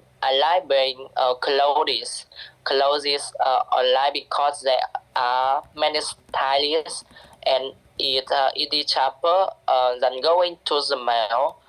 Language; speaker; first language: English; non-native, learner; Vietnamese